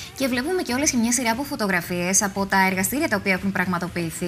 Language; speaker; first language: Greek; native; Greek